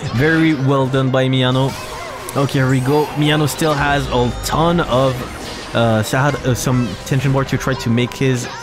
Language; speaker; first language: English; non-native, fluent; French